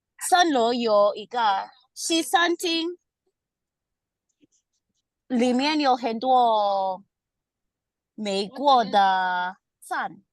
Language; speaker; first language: Chinese; non-native, fluent; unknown